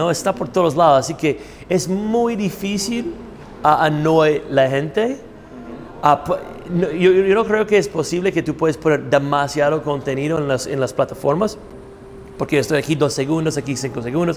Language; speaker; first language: Spanish; non-native, fluent; English